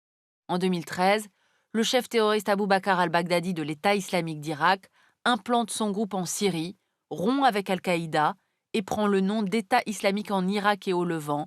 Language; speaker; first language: French; native; French